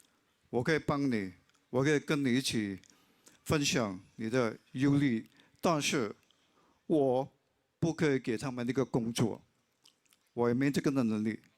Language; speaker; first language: Chinese; non-native, local second language; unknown